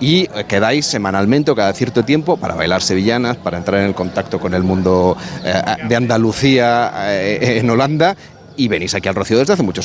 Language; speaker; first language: Spanish; native; Spanish